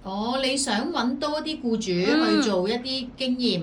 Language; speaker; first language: Cantonese; native; Cantonese